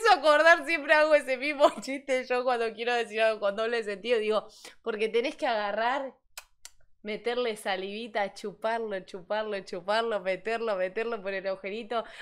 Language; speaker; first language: Spanish; native; Spanish